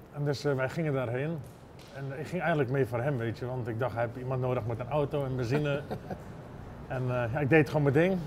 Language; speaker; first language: Dutch; early bilingual, other home language; English